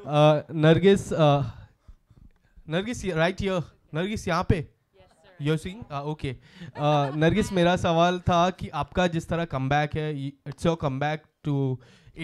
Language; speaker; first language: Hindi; native; Hindi